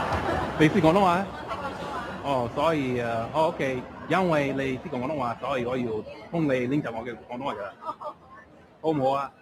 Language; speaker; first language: Cantonese; non-native, learner; English